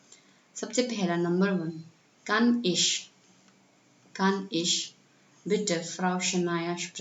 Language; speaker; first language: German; non-native, fluent; Hindi